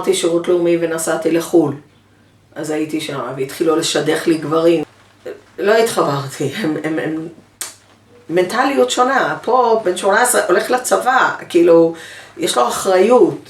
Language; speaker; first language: Hebrew; early bilingual, other home language; English